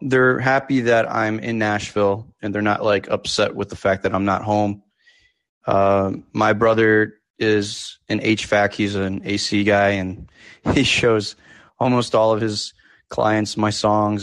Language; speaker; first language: English; native; English